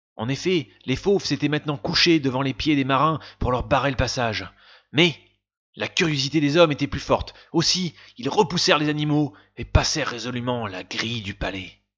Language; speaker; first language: French; native; French